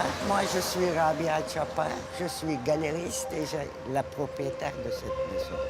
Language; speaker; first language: French; non-native, fluent; Turkish